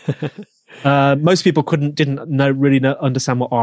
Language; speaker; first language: English; native; English